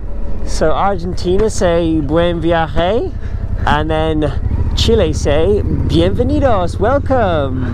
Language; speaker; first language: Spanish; non-native, learner; English